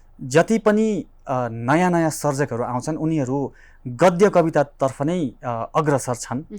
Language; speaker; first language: Nepali; native; Nepali